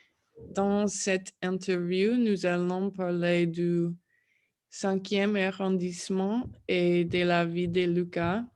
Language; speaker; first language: French; non-native, learner; English